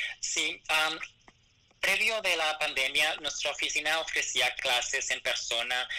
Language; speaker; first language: Spanish; early bilingual, other home language; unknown